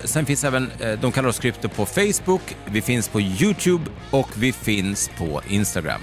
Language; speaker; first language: Swedish; native; Swedish